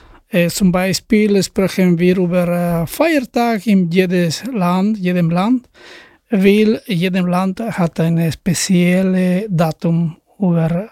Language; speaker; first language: German; non-native, learner; Spanish